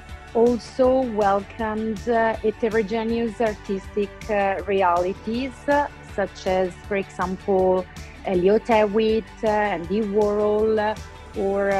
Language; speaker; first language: English; non-native, local second language; Italian